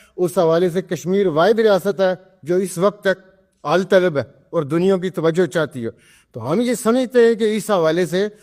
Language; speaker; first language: Urdu; non-native, local second language; Pahari-Potwari